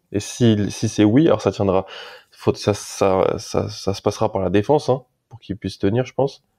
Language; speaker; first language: French; native; French